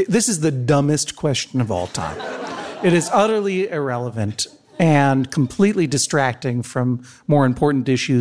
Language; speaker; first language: English; native; English